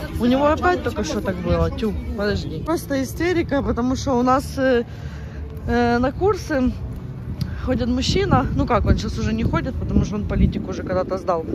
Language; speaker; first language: Russian; native; Russian